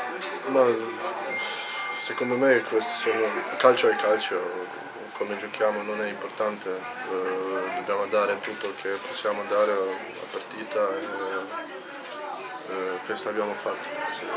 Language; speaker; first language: Italian; non-native, learner; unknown